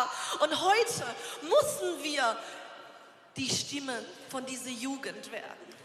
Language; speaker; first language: German; non-native, fluent; Persian